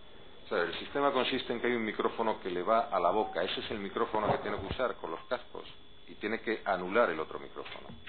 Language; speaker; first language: Spanish; native; Spanish